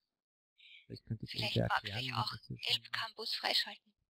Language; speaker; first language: German; native; German